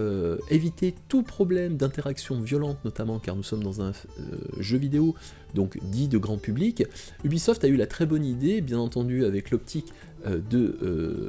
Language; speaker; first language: French; native; French